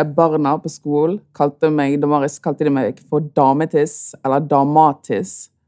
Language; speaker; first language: Norwegian; early bilingual, other home language; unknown